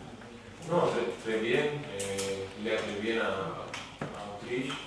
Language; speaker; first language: French; non-native, learner; Spanish